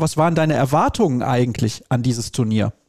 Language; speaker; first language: German; non-native, learner; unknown